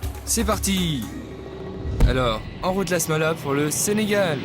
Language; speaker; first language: French; native; French